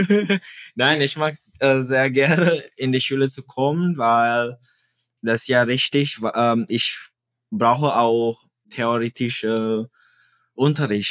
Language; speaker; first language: German; non-native, fluent; Indonesian